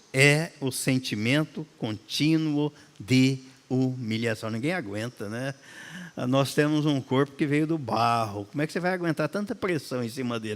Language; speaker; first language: Portuguese; native; Portuguese